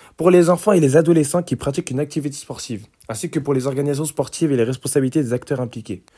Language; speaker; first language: French; native; French